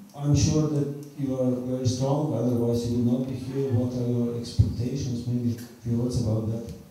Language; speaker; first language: English; non-native, fluent; Slovenian